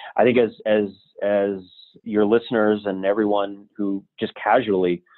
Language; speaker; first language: English; native; English